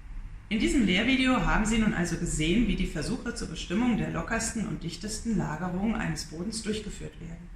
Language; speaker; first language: German; native; German